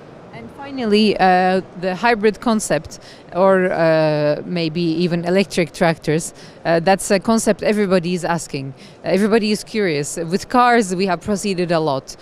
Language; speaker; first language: English; non-native, fluent; Turkish